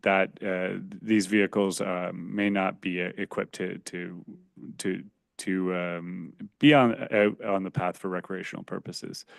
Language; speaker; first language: English; native; English